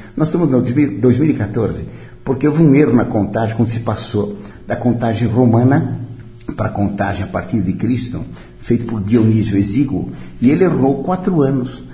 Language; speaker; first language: Portuguese; early bilingual, other home language; Italian